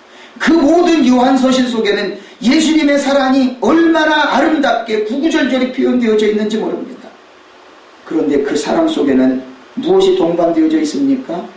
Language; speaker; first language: Korean; native; Korean